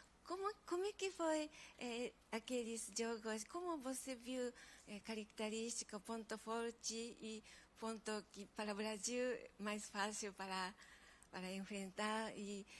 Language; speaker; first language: Portuguese; non-native, fluent; Japanese